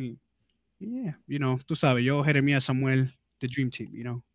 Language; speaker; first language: English; early bilingual, other home language; Spanish